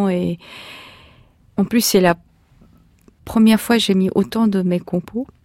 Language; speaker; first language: French; non-native, fluent; Korean